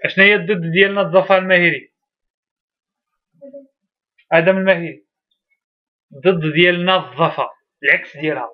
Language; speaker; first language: Arabic; native; Arabic